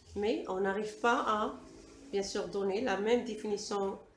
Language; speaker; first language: French; non-native, local second language; Arabic